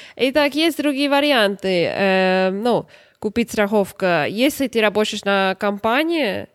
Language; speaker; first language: Russian; early bilingual, heritage; Russian